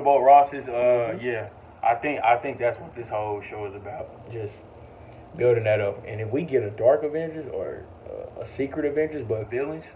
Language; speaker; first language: English; native; English